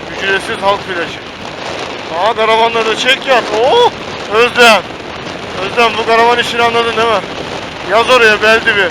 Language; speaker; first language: Turkish; native; Turkish